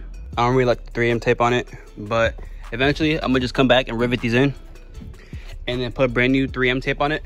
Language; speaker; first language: English; native; English